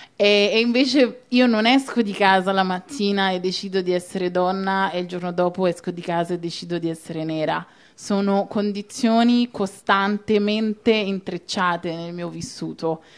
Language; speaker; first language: Italian; native; Italian